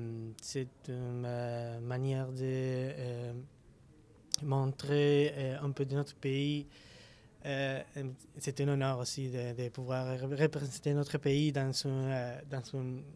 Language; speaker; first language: French; non-native, fluent; Spanish